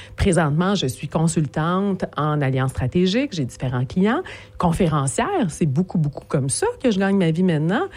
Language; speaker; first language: French; early bilingual, other home language; Portuguese